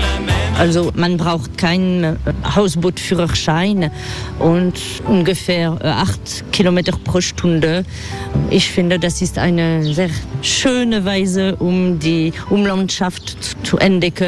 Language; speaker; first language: German; non-native, fluent; French